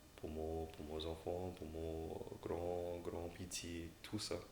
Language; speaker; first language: French; early bilingual, other home language; English